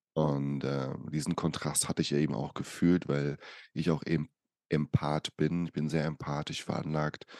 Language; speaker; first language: German; early bilingual, other home language; Portuguese